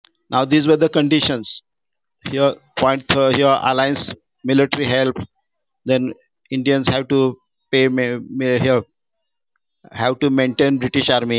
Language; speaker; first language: English; non-native, local second language; Marathi